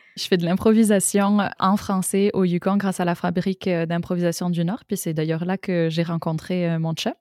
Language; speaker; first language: French; native; French